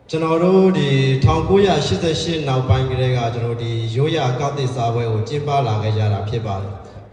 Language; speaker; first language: Burmese; non-native, local second language; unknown